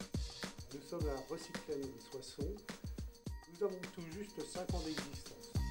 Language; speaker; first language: French; native; French